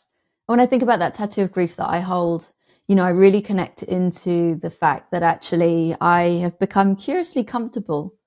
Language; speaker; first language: English; native; English